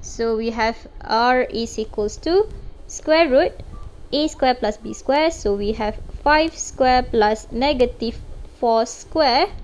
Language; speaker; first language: English; non-native, local second language; Malay